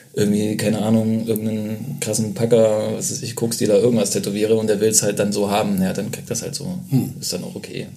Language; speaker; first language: German; native; German